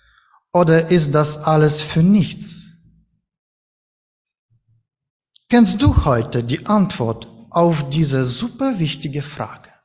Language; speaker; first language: German; non-native, learner; Ukrainian